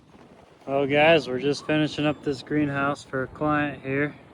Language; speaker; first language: English; native; English